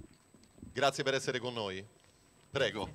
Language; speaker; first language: Italian; native; Italian